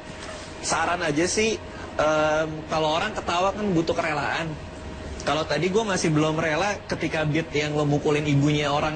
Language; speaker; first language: Malay; native; Malay